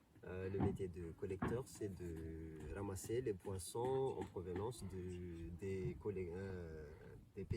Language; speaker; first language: French; non-native, local second language; Malagasy